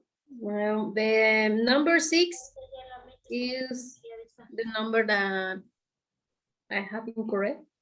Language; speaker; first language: English; non-native, learner; Spanish